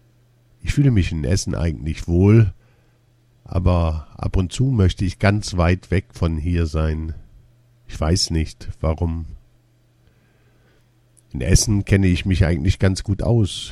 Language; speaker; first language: German; early bilingual, other home language; Turkish